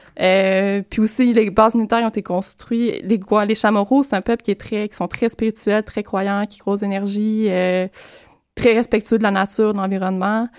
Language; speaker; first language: French; native; French